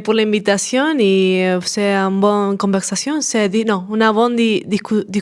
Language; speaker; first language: French; non-native, learner; Spanish